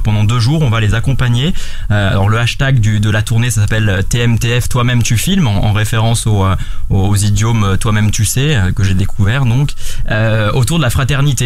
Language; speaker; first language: French; native; French